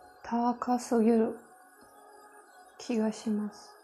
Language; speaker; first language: Japanese; non-native, fluent; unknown